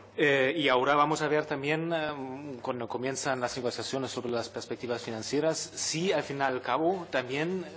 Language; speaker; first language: Spanish; non-native, fluent; German